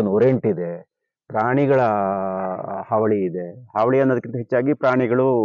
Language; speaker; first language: Kannada; native; Kannada